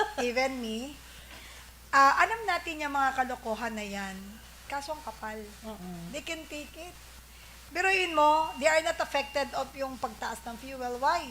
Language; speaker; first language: Filipino; native; Filipino